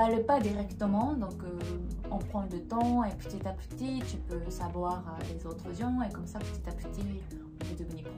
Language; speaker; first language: French; non-native, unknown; Japanese